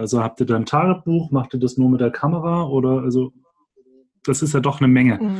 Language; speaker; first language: German; native; German